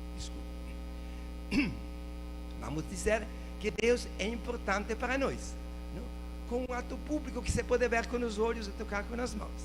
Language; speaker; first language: Portuguese; non-native, fluent; Italian